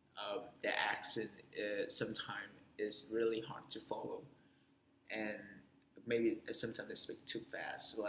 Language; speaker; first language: English; non-native, fluent; Vietnamese